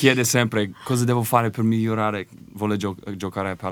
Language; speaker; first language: Italian; non-native, learner; English